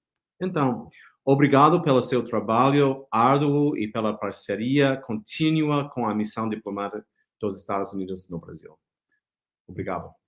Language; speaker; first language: Portuguese; non-native, fluent; English